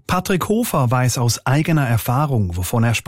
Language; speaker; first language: German; native; German